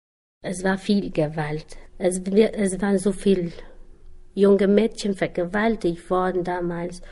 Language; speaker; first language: German; non-native, learner; Albanian